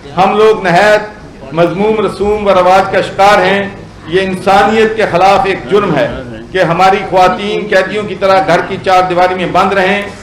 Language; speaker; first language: Urdu; non-native, local second language; Punjabi